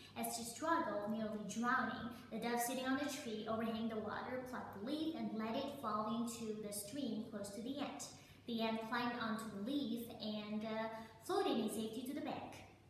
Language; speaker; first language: English; non-native, fluent; Chinese